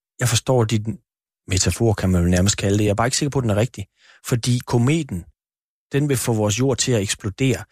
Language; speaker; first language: Danish; native; Danish